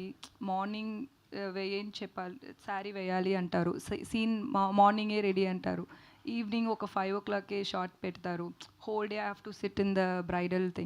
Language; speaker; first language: Telugu; non-native, learner; Tamil